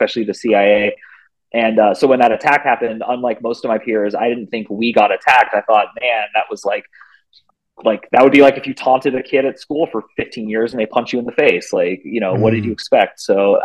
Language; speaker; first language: English; native; English